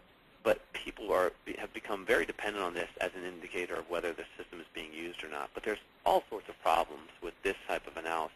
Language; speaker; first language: English; native; English